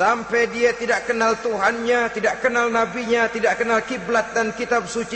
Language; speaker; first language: Indonesian; native; Indonesian